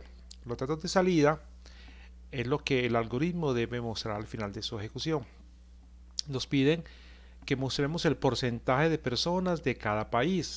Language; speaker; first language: Spanish; native; Spanish